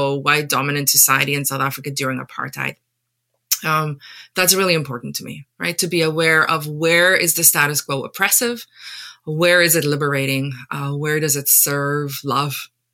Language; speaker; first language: English; non-native, local second language; Afrikaans